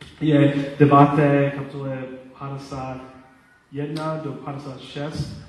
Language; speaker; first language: Czech; non-native, learner; Polish